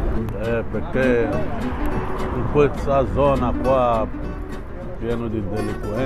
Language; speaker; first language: Italian; non-native, learner; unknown